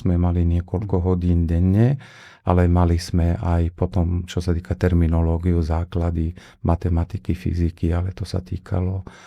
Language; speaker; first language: Slovak; non-native, fluent; Arabic